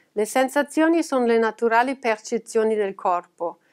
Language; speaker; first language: Italian; non-native, fluent; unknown